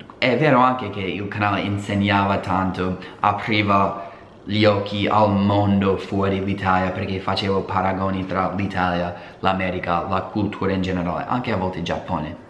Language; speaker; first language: Italian; non-native, fluent; English